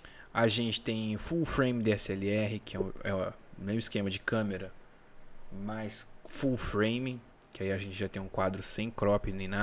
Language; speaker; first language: Portuguese; native; Portuguese